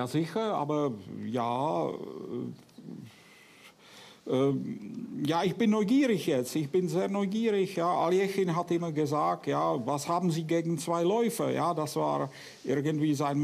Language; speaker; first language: German; non-native, fluent; Czech